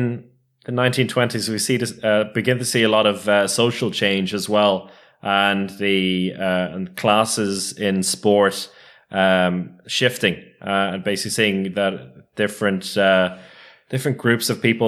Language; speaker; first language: English; native; English